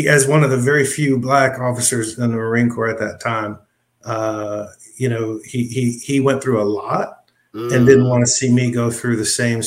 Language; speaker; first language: English; native; English